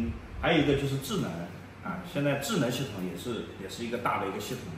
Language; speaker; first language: Chinese; native; Chinese